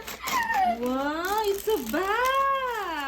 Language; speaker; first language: English; non-native, local second language; Filipino